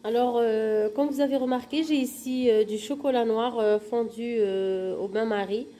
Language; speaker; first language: French; non-native, local second language; Arabic